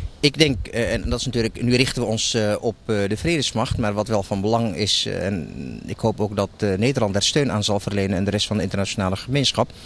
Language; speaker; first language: Dutch; early bilingual, other home language; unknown